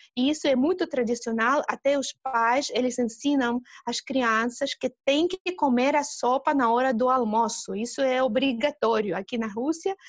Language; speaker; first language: Portuguese; non-native, fluent; Russian